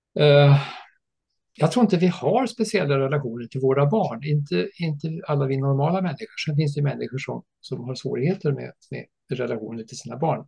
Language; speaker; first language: Swedish; early bilingual, other home language; English